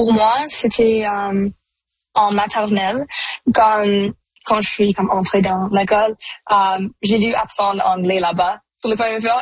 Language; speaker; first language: French; non-native, local second language; Punjabi